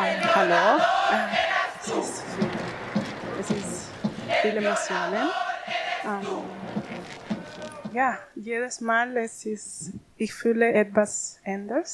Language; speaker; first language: German; non-native, learner; Spanish